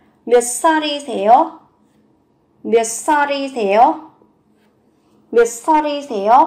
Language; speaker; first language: Korean; non-native, fluent; Vietnamese